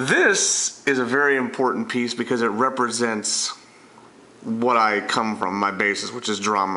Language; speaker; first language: English; native; English